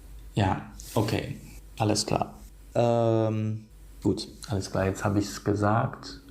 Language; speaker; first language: German; non-native, fluent; Polish